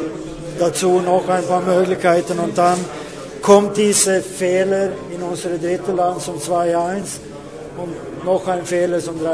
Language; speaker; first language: German; non-native, learner; Swedish